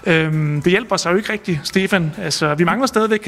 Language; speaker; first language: Danish; native; Danish